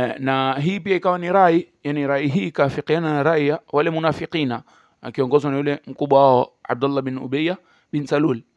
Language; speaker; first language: Swahili; native; Swahili